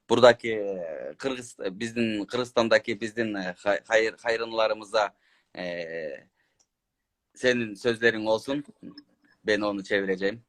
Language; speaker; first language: Turkish; non-native, learner; Kyrgyz